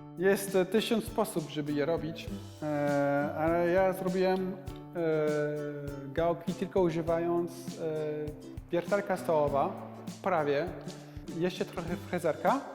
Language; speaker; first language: Polish; non-native, learner; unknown